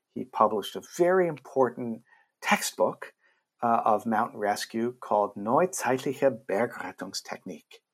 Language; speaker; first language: English; native; English